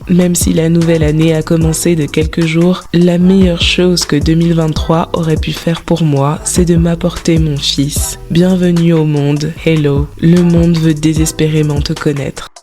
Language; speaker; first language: French; native; French